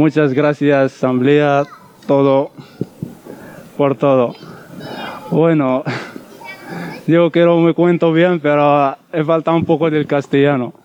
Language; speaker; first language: Spanish; non-native, learner; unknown